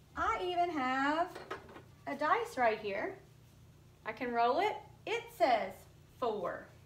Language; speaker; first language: English; native; English